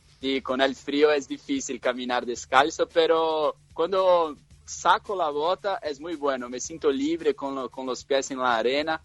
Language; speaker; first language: Spanish; non-native, fluent; Portuguese